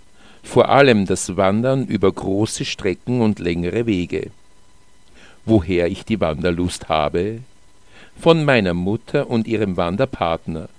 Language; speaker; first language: German; native; German